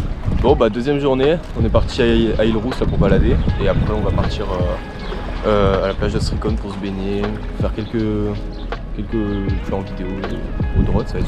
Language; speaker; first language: French; native; French